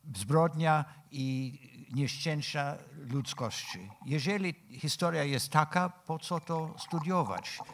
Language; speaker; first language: Polish; non-native, fluent; English